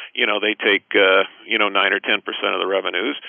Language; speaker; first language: English; native; English